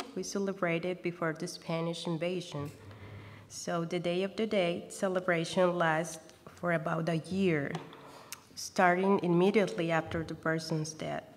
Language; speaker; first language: English; non-native, fluent; Spanish